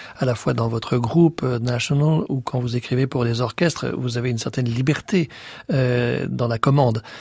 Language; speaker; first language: French; native; French